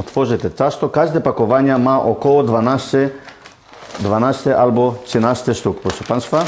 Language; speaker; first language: Polish; non-native, fluent; Greek